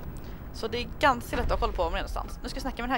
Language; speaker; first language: Swedish; native; Swedish